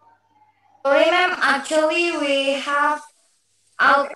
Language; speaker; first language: English; non-native, learner; Indonesian